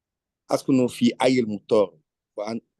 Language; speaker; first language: Arabic; non-native, learner; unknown